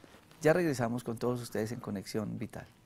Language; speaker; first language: Spanish; native; Spanish